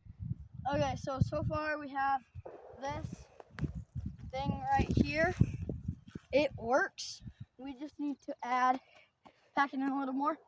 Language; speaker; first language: English; native; English